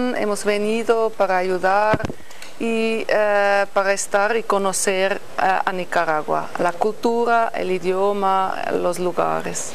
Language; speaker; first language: Spanish; non-native, fluent; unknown